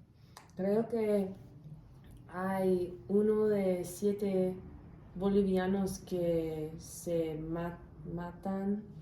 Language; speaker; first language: Spanish; non-native, learner; English